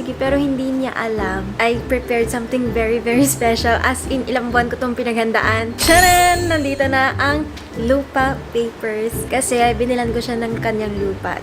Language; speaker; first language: Filipino; native; Filipino